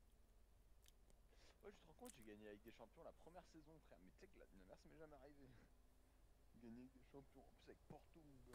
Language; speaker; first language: French; native; French